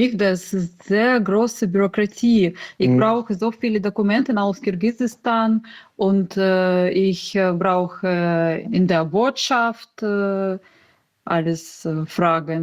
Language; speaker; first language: German; non-native, learner; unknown